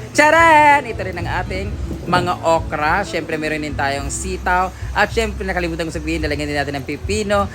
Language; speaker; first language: Filipino; non-native, local second language; Cebuano